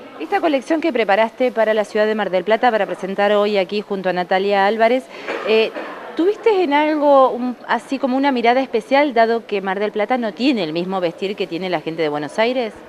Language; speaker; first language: Spanish; native; Spanish